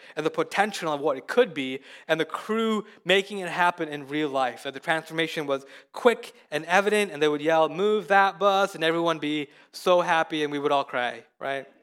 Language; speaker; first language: English; early bilingual, other home language; Hindi